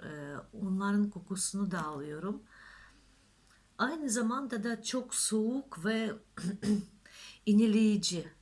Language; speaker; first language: Turkish; non-native, learner; Russian